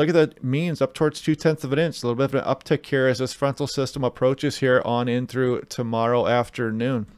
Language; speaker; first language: English; native; English